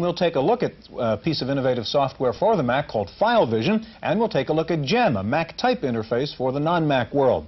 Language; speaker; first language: English; native; English